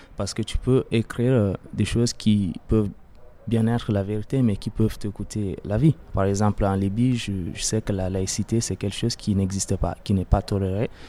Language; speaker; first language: French; non-native, fluent; Arabic